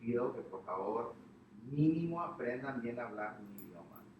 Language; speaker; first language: Spanish; early bilingual, heritage; Spanish